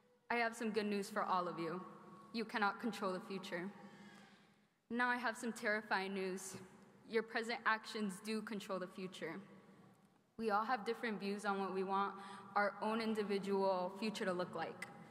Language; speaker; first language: English; early bilingual, other home language; Spanish